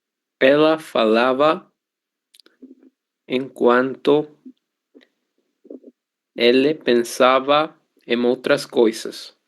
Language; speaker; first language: Portuguese; non-native, learner; Spanish